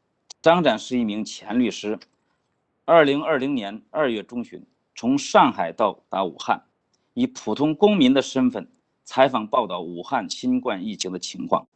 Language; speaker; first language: Chinese; native; Chinese